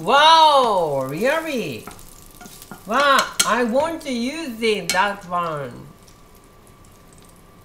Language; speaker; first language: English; non-native, learner; Japanese